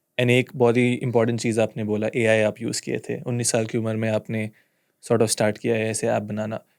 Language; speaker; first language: Hindi; native; Hindi